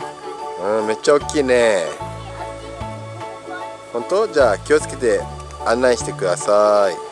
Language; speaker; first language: Japanese; native; Japanese